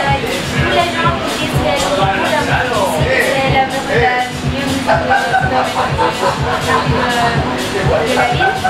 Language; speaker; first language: French; non-native, learner; Spanish